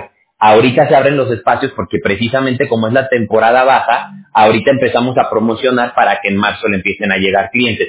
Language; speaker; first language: Spanish; native; Spanish